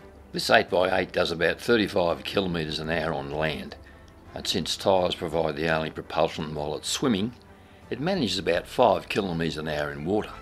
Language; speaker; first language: English; native; English